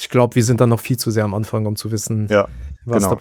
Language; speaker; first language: German; native; German